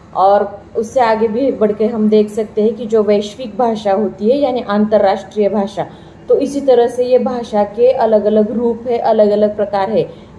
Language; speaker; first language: Hindi; non-native, local second language; Marathi